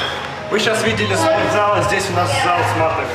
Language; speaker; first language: Russian; non-native, learner; Estonian